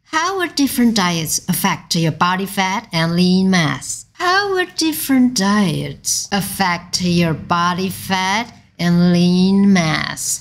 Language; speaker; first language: English; non-native, fluent; Chinese